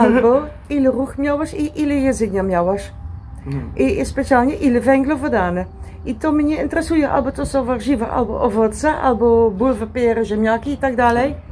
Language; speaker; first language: Polish; non-native, learner; Dutch